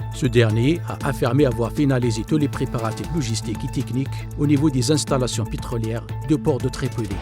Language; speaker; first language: French; non-native, local second language; Arabic